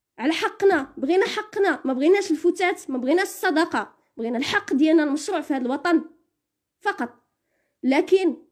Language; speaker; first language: Arabic; native; Arabic